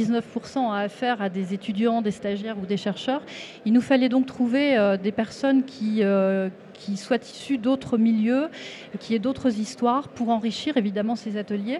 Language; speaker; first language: French; native; French